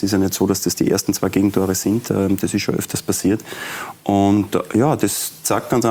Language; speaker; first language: German; native; German